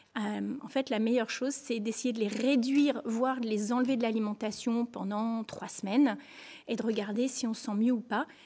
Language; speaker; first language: French; native; French